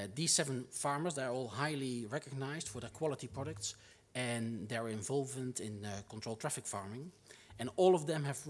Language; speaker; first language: English; non-native, fluent; Dutch